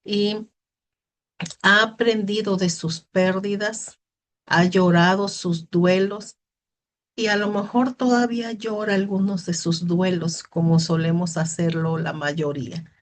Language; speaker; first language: Spanish; native; Spanish